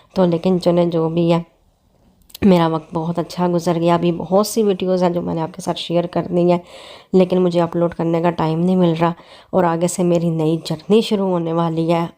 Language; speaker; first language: Urdu; non-native, local second language; Punjabi